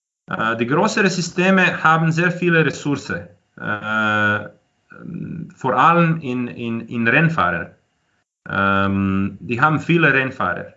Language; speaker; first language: German; non-native, fluent; Croatian